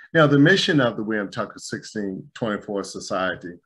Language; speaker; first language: English; native; English